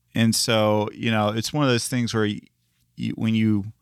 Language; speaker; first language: English; native; English